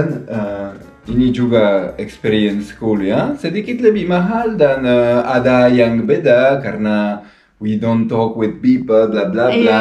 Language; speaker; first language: Indonesian; non-native, learner; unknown